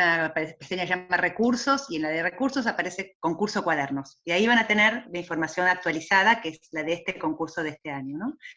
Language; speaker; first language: Spanish; native; Spanish